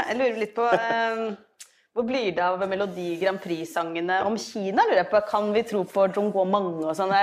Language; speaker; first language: Norwegian; native; Norwegian